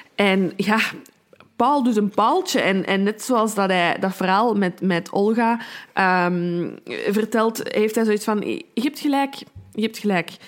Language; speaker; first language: Dutch; native; Dutch